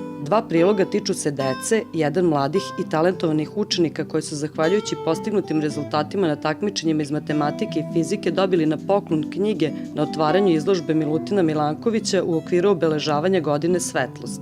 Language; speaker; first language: Serbian; native; Serbian